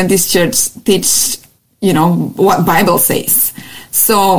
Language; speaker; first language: English; non-native, fluent; Indonesian